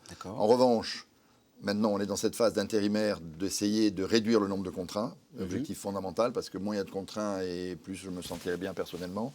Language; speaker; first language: French; native; French